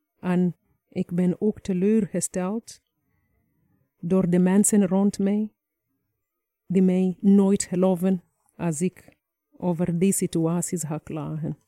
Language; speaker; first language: Dutch; non-native, fluent; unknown